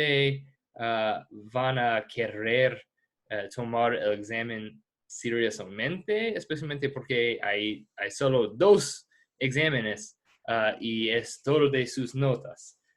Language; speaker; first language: Spanish; non-native, fluent; English